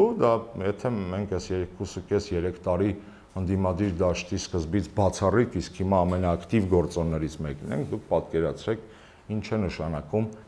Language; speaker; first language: Armenian; native; Armenian